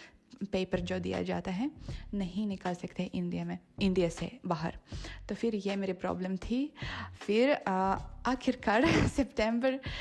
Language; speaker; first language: Hindi; non-native, fluent; Russian